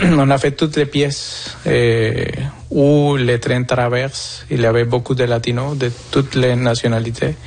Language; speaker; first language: French; non-native, fluent; Spanish